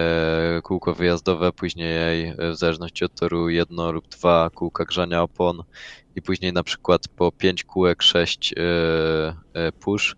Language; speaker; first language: Polish; native; Polish